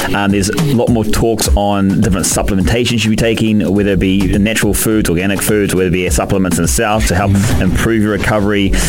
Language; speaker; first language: English; native; English